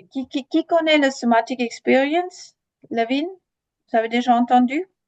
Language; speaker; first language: French; non-native, fluent; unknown